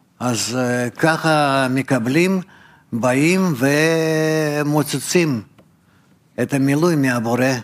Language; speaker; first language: Hebrew; non-native, fluent; Russian